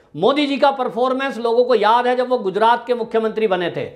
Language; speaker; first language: Hindi; native; Hindi